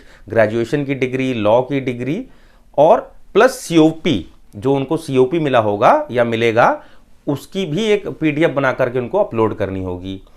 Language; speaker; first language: Hindi; native; Hindi